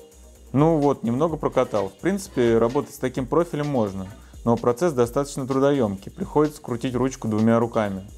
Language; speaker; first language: Russian; native; Russian